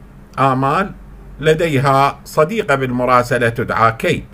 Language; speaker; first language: Arabic; native; Arabic